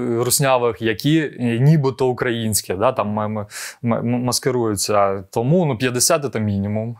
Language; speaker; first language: Ukrainian; non-native, local second language; Russian